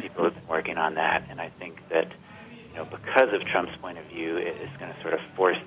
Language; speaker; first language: English; native; English